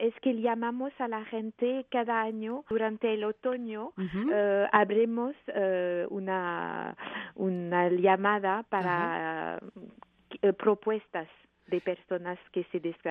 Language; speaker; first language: Spanish; non-native, fluent; French